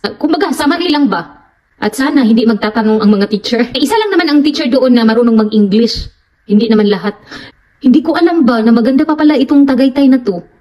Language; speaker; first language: Filipino; non-native, local second language; Cebuano